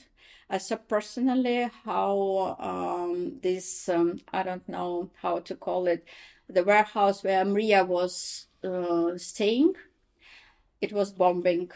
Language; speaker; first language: English; non-native, fluent; Ukrainian